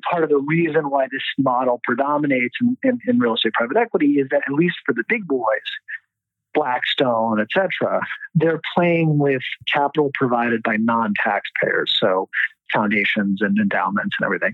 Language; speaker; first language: English; native; English